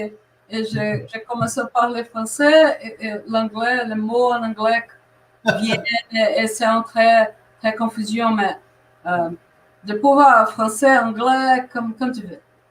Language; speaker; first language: French; non-native, learner; Portuguese